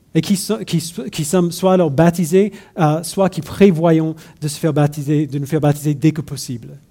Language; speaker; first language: French; non-native, fluent; English